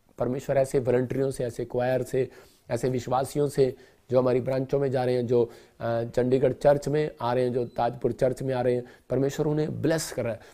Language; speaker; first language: Hindi; non-native, local second language; Punjabi